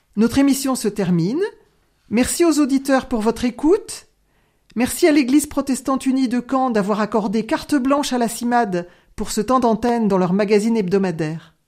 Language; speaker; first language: French; native; French